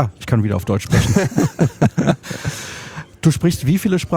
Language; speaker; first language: German; native; German